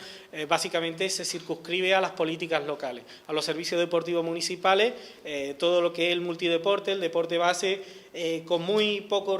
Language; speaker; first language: Spanish; native; Spanish